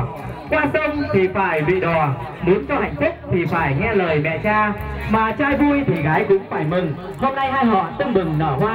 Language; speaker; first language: Vietnamese; native; Vietnamese